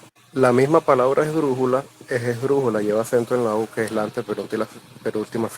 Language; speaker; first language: Spanish; native; Spanish